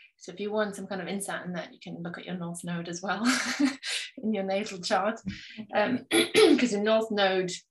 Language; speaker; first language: English; native; English